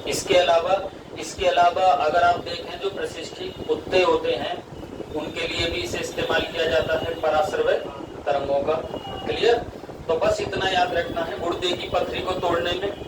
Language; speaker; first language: Hindi; native; Hindi